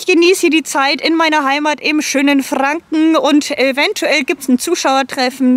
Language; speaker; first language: German; native; German